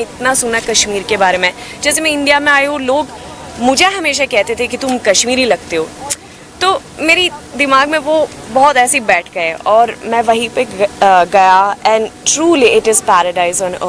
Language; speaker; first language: Hindi; non-native, fluent; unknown